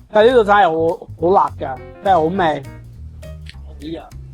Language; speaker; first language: Cantonese; non-native, learner; Italian